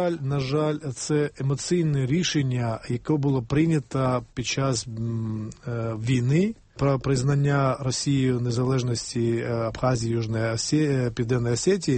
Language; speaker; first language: Ukrainian; non-native, fluent; Georgian